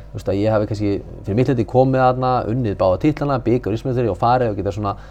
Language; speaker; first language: Icelandic; native; Icelandic